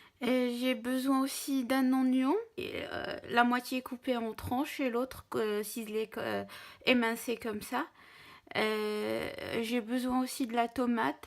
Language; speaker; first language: French; non-native, local second language; Arabic